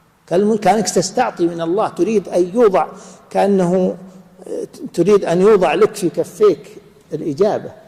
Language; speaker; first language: Arabic; native; Arabic